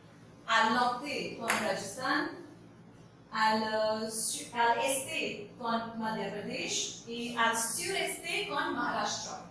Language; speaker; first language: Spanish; non-native, learner; Gujarati